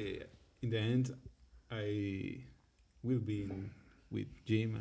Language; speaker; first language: English; non-native, learner; Spanish